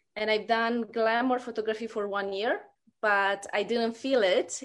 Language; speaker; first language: English; non-native, fluent; Romanian